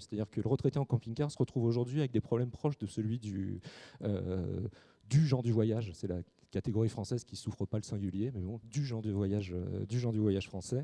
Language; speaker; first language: French; native; French